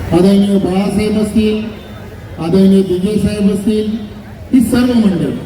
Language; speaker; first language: Marathi; native; Marathi